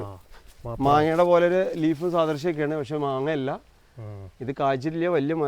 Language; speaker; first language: Malayalam; native; Malayalam